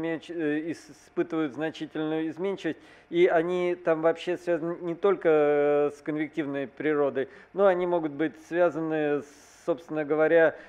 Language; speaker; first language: Russian; native; Russian